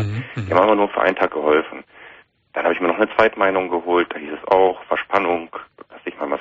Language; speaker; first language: German; native; German